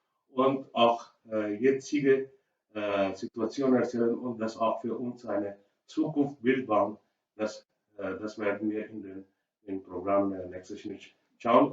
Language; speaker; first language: German; non-native, learner; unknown